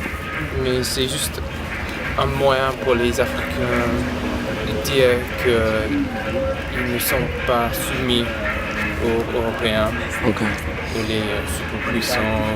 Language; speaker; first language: French; non-native, fluent; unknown